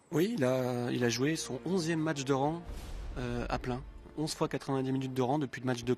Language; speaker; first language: French; native; French